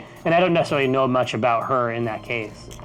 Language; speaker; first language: English; native; English